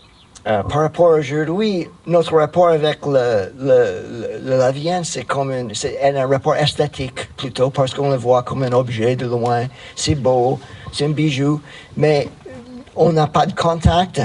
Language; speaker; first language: French; non-native, fluent; English